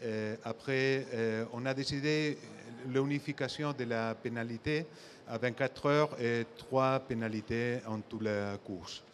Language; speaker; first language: French; non-native, fluent; Spanish